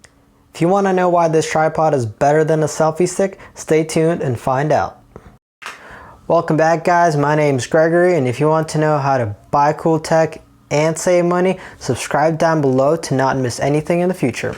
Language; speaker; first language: English; native; English